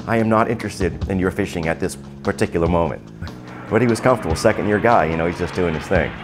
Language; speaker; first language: English; native; English